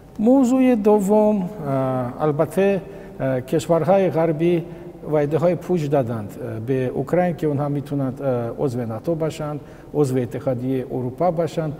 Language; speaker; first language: Persian; non-native, fluent; Russian